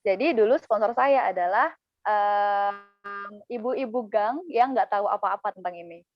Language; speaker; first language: Indonesian; native; Indonesian